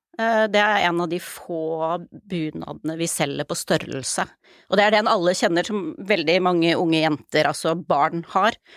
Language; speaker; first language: Norwegian; native; Norwegian